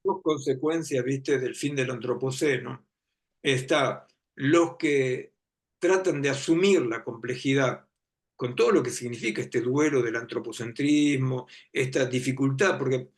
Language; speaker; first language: Spanish; native; Spanish